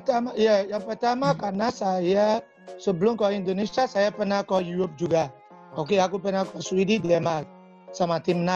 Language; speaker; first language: Indonesian; non-native, fluent; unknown